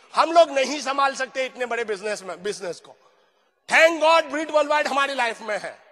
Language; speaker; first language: Hindi; non-native, local second language; Gujarati